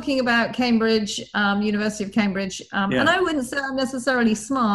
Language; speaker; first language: English; native; English